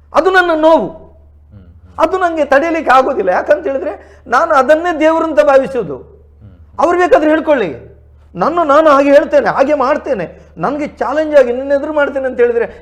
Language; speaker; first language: Kannada; non-native, local second language; Tulu